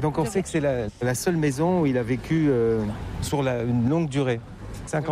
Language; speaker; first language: French; native; French